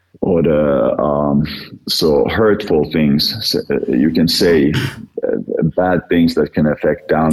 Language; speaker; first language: German; non-native, fluent; Finnish